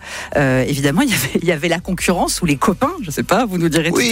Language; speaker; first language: French; native; French